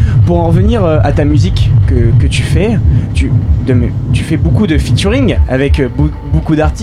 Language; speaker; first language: French; native; French